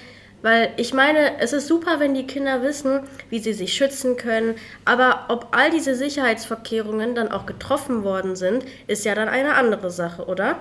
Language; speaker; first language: German; native; German